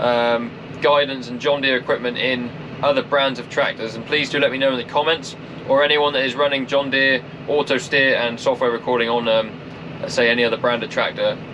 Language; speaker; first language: English; native; English